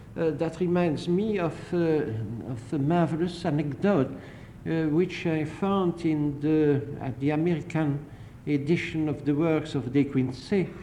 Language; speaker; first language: English; non-native, fluent; French